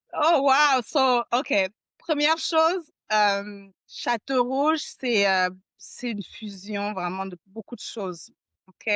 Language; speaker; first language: French; native; French